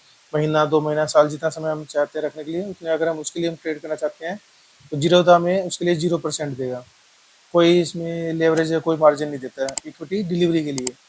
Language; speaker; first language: Hindi; native; Hindi